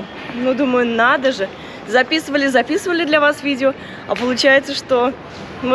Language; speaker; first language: Russian; native; Russian